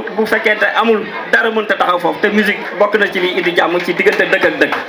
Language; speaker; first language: Wolof; native; Wolof